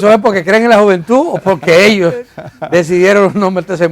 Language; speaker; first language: Spanish; native; Spanish